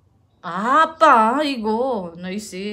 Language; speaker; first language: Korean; non-native, learner; Filipino